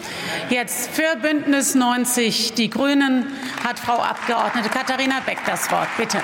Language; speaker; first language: German; native; German